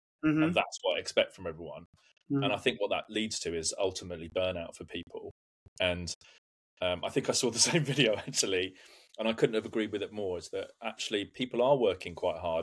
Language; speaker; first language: English; native; English